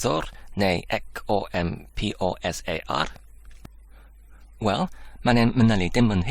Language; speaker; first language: Welsh; non-native, learner; English